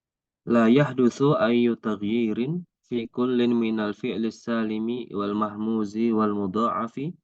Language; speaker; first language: Arabic; non-native, learner; Indonesian